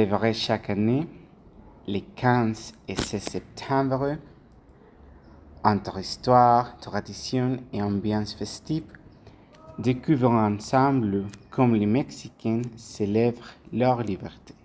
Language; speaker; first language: French; non-native, learner; Spanish